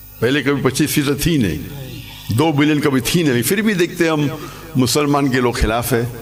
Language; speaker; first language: Urdu; non-native, local second language; Konkani